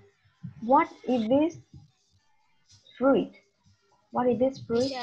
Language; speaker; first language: English; non-native, fluent; Vietnamese